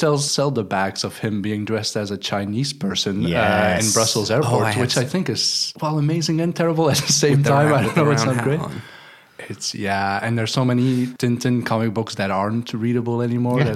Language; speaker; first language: English; non-native, fluent; Dutch